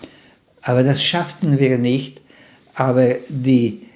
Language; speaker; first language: German; non-native, fluent; Slovak